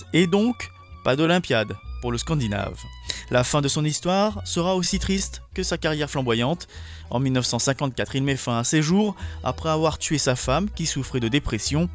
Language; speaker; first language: French; native; French